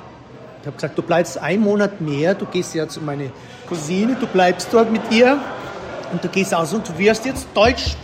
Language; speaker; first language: German; early bilingual, heritage; German